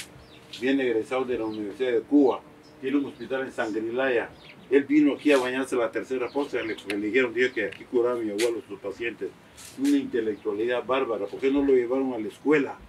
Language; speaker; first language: Spanish; native; Spanish